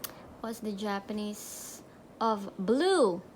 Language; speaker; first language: English; non-native, local second language; Filipino